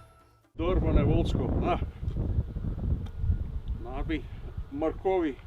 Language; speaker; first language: Macedonian; early bilingual, heritage; Macedonian